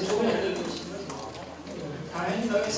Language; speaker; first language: Korean; native; Korean